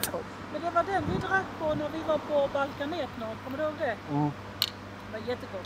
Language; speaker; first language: Swedish; native; Swedish